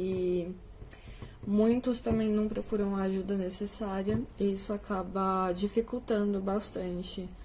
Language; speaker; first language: Portuguese; native; Portuguese